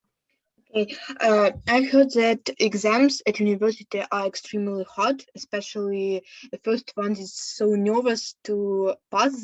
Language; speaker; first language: English; non-native, fluent; Ukrainian